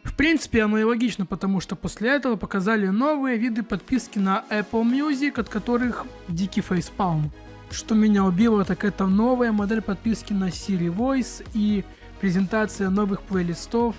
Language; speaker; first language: Russian; native; Russian